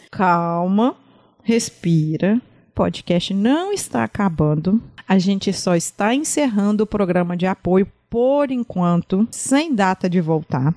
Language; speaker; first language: Portuguese; native; Portuguese